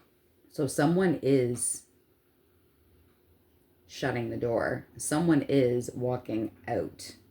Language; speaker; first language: English; native; English